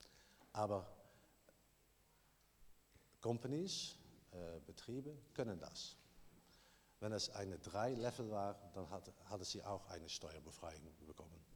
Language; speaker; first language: German; non-native, learner; Dutch